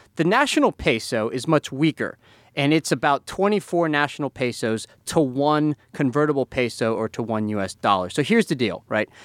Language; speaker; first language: English; early bilingual, other home language; Spanish